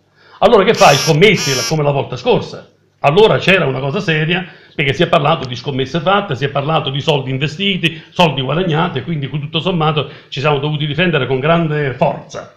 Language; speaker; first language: Italian; native; Italian